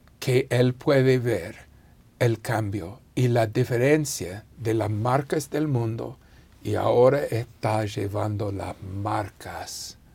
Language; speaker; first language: Spanish; non-native, fluent; English